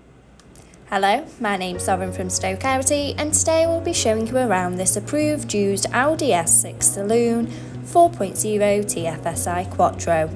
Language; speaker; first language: English; native; English